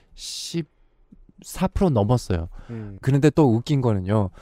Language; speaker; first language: Korean; early bilingual, heritage; Korean